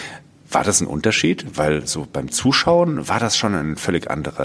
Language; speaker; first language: German; native; German